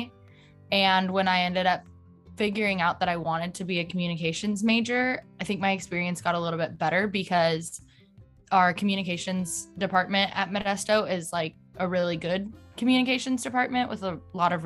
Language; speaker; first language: English; native; English